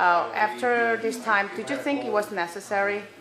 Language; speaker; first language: English; non-native, fluent; Korean